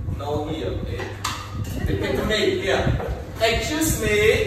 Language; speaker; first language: English; non-native, learner; Khmer